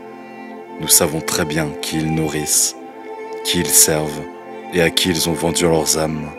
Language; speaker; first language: French; native; French